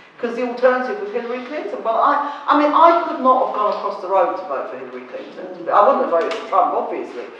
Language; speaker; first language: English; native; English